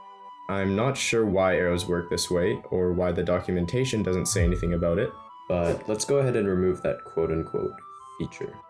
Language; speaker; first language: English; native; English